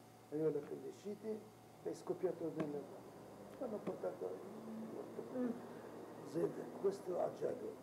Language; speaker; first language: Italian; non-native, local second language; Arabic